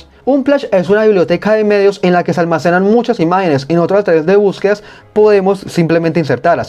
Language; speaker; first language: Spanish; native; Spanish